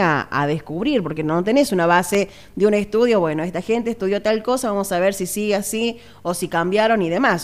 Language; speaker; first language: Spanish; native; Spanish